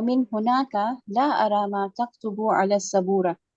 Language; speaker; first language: Arabic; non-native, learner; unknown